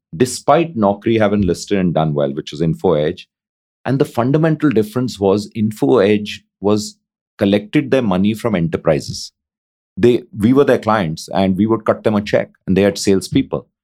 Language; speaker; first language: English; non-native, local second language; Hindi